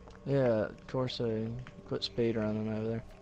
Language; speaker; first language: English; native; English